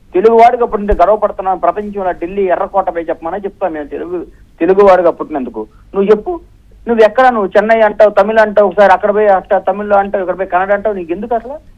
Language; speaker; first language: Telugu; native; Telugu